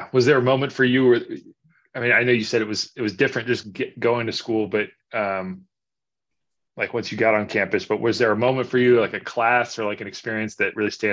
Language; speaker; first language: English; native; English